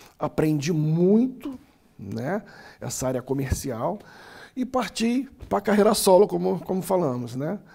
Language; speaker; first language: Portuguese; native; Portuguese